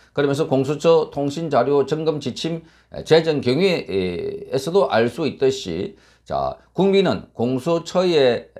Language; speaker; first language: Korean; native; Korean